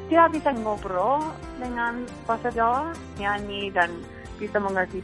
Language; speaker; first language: Indonesian; non-native, fluent; English